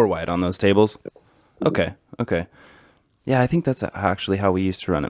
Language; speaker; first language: English; native; English